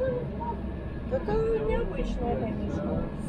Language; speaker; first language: Russian; native; Russian